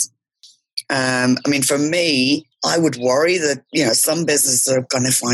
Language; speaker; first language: English; native; English